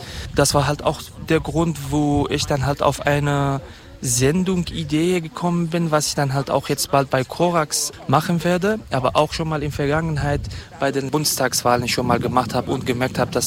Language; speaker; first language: German; non-native, fluent; Kurdish